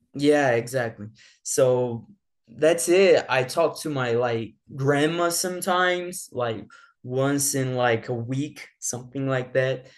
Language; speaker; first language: English; non-native, fluent; Portuguese